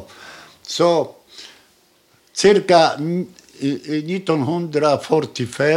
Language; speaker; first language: Swedish; non-native, learner; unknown